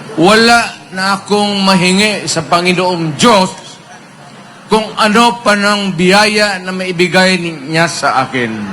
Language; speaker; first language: Filipino; non-native, local second language; Cebuano